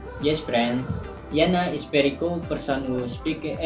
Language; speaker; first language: English; non-native, learner; Indonesian